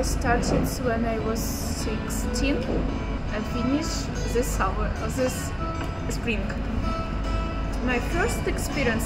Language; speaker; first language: English; non-native, learner; Russian